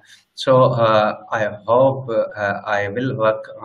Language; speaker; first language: English; non-native, learner; Sindhi